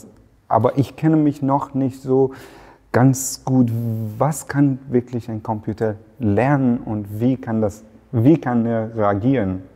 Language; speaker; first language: German; non-native, fluent; Persian